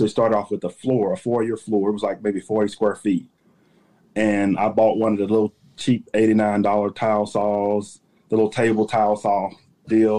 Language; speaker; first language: English; native; English